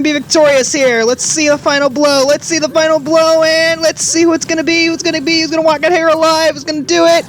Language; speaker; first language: English; native; English